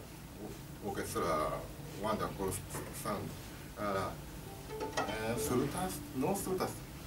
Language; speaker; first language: Japanese; non-native, fluent; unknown